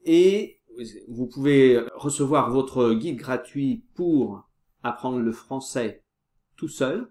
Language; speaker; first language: French; non-native, fluent; Portuguese